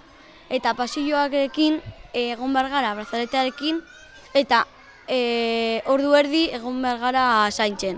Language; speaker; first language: Basque; non-native, local second language; Spanish